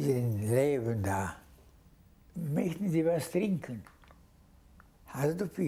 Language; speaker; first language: German; non-native, learner; Hungarian